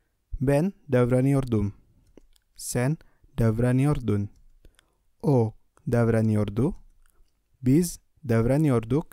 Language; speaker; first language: Turkish; non-native, fluent; Indonesian